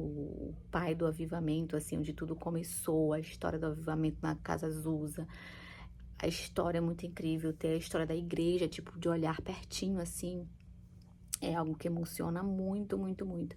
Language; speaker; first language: Portuguese; native; Portuguese